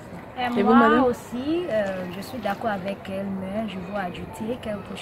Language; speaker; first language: French; non-native, learner; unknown